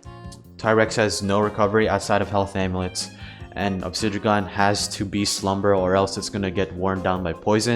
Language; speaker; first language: English; native; English